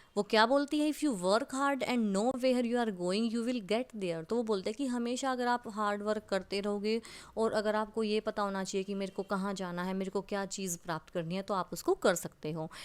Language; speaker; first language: Hindi; native; Hindi